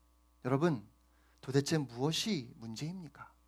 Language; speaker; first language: Korean; native; Korean